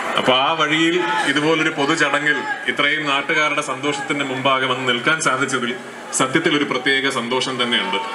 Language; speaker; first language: Malayalam; native; Malayalam